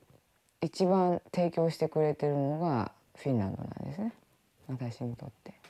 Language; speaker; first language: Japanese; native; Japanese